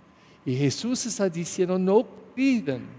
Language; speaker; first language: Spanish; non-native, learner; English